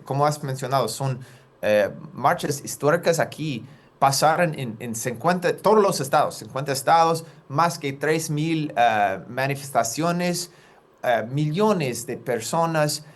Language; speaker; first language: Spanish; non-native, fluent; English